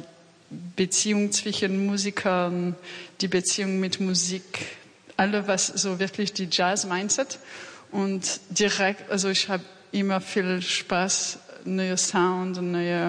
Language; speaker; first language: German; non-native, learner; French